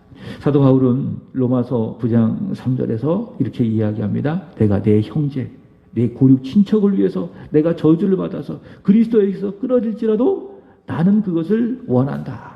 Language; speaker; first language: Korean; native; Korean